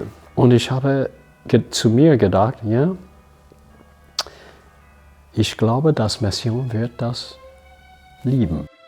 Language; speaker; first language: German; non-native, learner; English